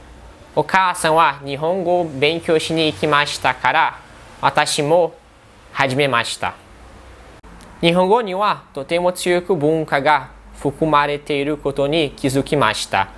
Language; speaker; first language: Japanese; non-native, learner; Portuguese